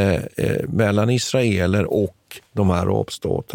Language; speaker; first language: Swedish; native; Swedish